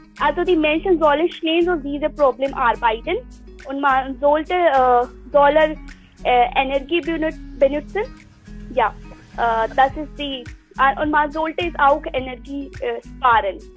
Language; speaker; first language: German; non-native, learner; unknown